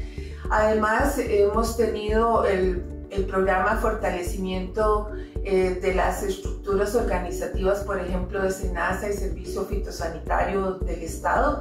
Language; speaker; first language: Spanish; native; Spanish